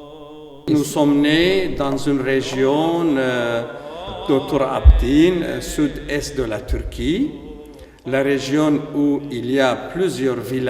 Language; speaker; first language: French; non-native, fluent; Aramaic